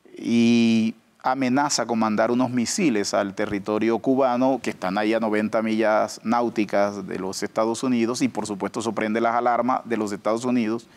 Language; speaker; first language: Spanish; native; Spanish